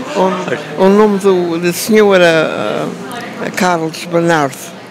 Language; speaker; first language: Portuguese; early bilingual, heritage; English